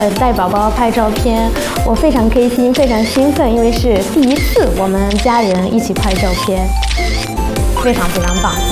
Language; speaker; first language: Chinese; non-native, fluent; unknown